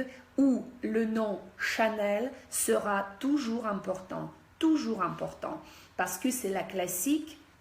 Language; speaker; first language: French; non-native, fluent; Russian